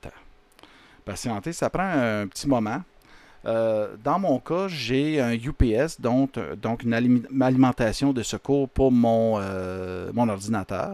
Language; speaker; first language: French; native; French